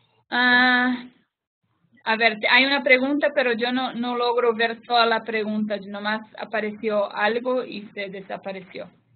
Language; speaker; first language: Spanish; non-native, fluent; Portuguese